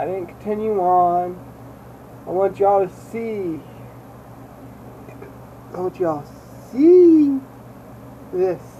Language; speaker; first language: English; native; English